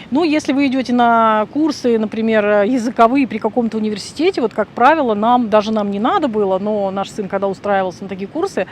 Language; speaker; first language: Russian; native; Russian